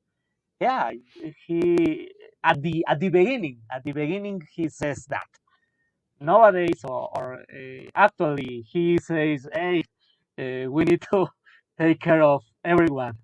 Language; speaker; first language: English; non-native, learner; Spanish